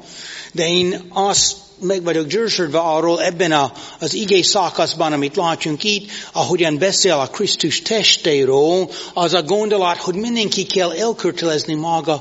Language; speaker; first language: Hungarian; non-native, fluent; English